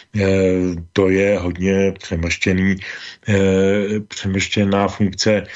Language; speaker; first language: Czech; native; Czech